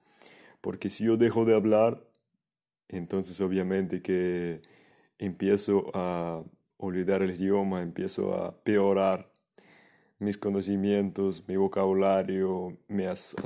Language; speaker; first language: Spanish; non-native, fluent; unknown